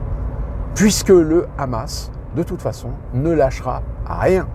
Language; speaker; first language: French; native; French